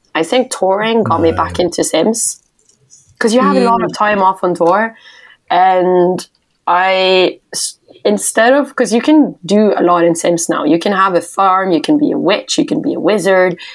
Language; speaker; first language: English; non-native, fluent; Norwegian